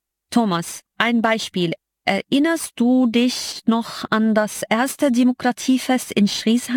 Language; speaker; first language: German; non-native, fluent; Arabic